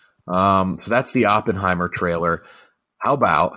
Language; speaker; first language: English; native; English